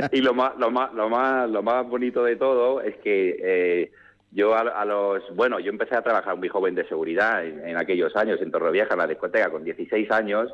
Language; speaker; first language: Spanish; early bilingual, other home language; English